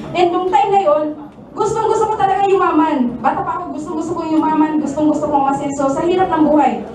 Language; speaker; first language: Filipino; non-native, local second language; Cebuano